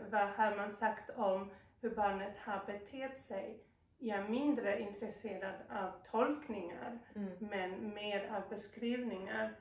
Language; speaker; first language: Swedish; non-native, fluent; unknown